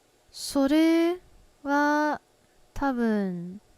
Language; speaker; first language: Japanese; non-native, learner; English